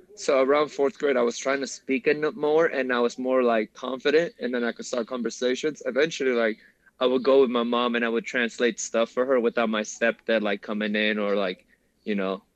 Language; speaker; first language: English; early bilingual, other home language; Spanish